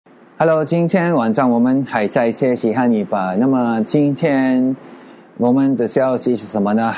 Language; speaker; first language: Chinese; non-native, learner; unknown